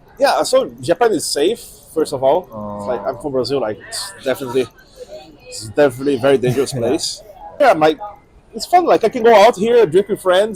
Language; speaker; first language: English; non-native, fluent; Portuguese